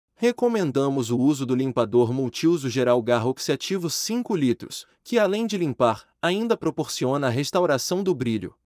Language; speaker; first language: Portuguese; native; Portuguese